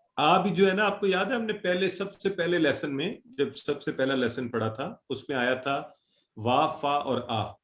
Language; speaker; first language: Urdu; native; Urdu